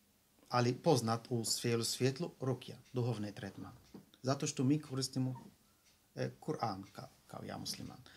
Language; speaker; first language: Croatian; non-native, learner; Arabic